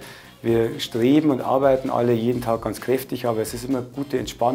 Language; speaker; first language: German; native; German